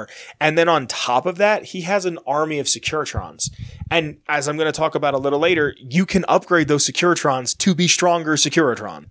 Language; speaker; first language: English; native; English